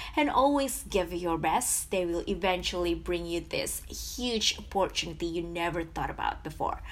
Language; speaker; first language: English; non-native, fluent; Indonesian